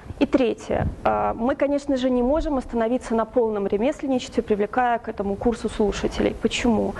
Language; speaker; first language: Russian; native; Russian